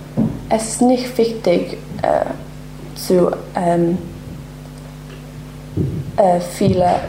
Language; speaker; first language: German; non-native, learner; English